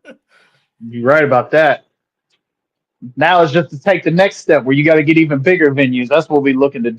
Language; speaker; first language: English; native; English